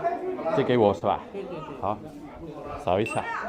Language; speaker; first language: Chinese; non-native, fluent; English